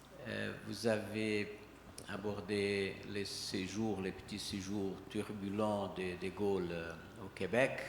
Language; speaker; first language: French; non-native, fluent; Portuguese